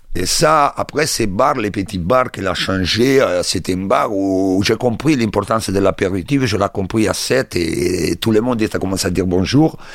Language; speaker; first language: French; non-native, learner; Italian